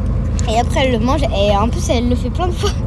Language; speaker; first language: French; native; French